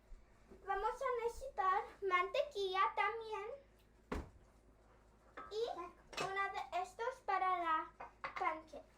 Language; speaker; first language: Spanish; early bilingual, heritage; Spanish